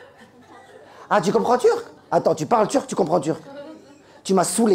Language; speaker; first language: French; native; French